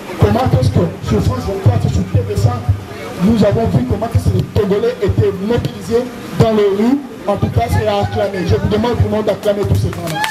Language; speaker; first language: French; non-native, local second language; Lingala